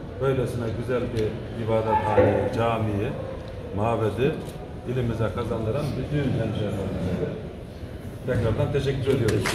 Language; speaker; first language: Turkish; native; Turkish